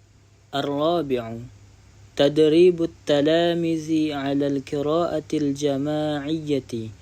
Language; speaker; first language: Arabic; non-native, learner; Indonesian